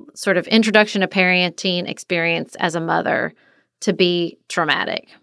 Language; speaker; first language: English; native; English